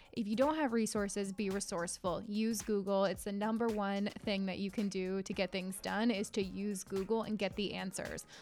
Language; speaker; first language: English; native; English